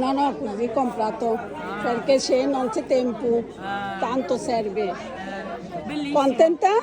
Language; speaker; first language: Italian; non-native, learner; Bangla